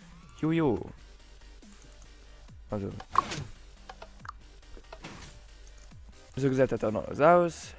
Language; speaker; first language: German; non-native, local second language; Luxembourgish